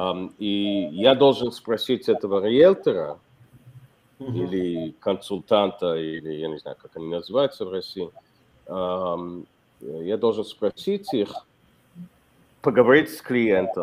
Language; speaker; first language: Russian; non-native, fluent; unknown